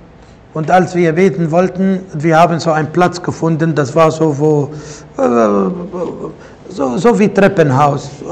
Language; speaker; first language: German; non-native, fluent; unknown